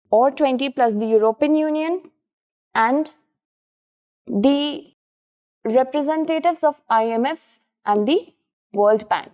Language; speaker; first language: English; non-native, local second language; Hindi